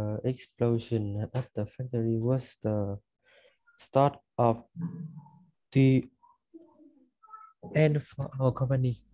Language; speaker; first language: English; non-native, learner; Vietnamese